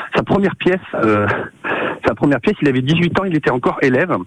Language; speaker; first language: French; native; French